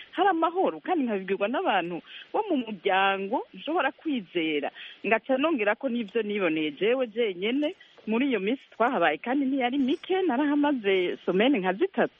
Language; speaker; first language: Rundi; native; Rundi